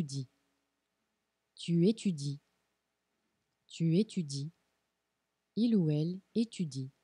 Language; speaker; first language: French; non-native, fluent; Portuguese